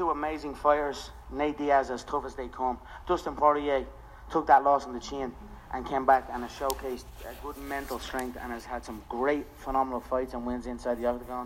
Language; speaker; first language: English; non-native, local second language; Irish